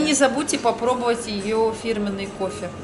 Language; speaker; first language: Russian; native; Russian